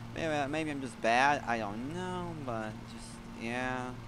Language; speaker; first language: English; native; English